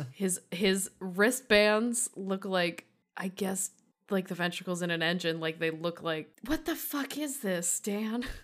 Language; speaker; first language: English; native; English